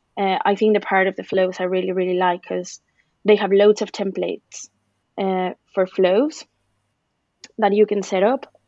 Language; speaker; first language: English; non-native, fluent; Spanish